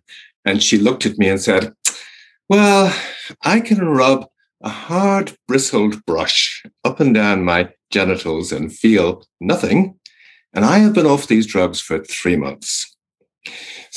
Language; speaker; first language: English; native; English